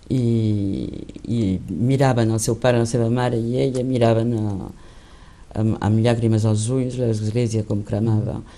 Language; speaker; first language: Catalan; early bilingual, heritage; Catalan